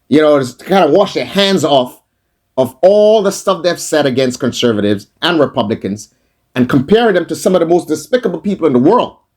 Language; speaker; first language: English; native; English